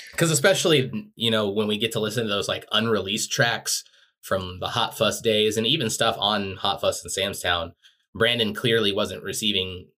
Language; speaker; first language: English; native; English